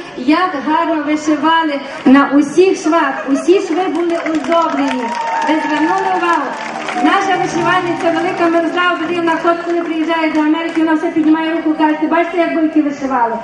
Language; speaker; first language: Ukrainian; native; Ukrainian